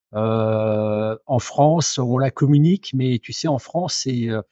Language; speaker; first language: French; native; French